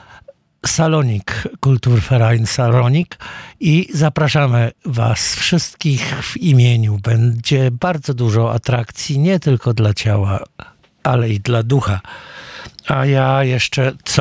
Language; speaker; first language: Polish; native; Polish